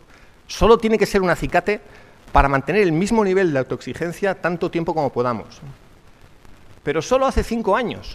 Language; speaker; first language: Spanish; native; Spanish